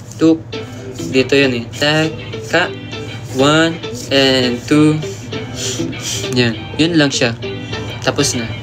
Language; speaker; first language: Filipino; non-native, local second language; Hiligaynon